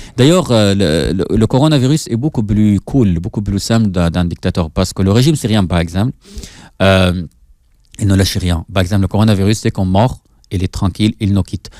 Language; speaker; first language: French; non-native, fluent; Arabic